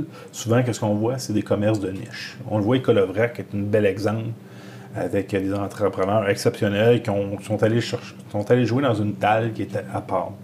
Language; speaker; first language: French; native; French